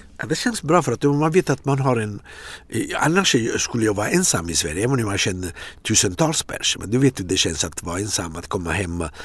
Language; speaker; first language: Swedish; non-native, fluent; Italian